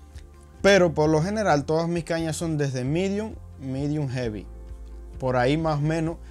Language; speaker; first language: Spanish; native; Spanish